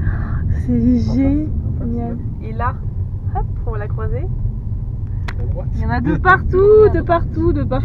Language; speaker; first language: French; native; French